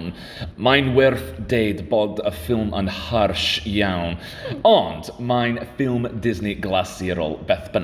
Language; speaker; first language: Welsh; non-native, learner; English